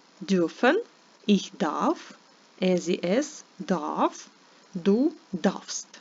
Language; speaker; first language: German; non-native, fluent; Ukrainian